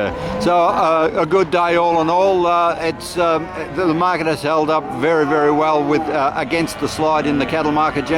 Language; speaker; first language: English; native; English